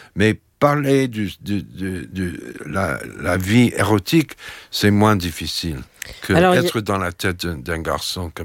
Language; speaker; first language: French; non-native, fluent; English